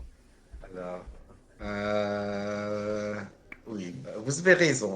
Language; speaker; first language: French; non-native, learner; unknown